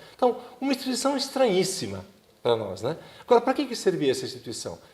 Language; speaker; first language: Portuguese; non-native, fluent; Italian